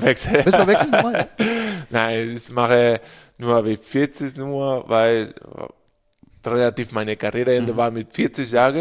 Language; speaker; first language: German; non-native, learner; Spanish